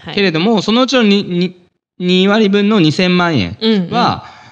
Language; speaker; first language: Japanese; native; Japanese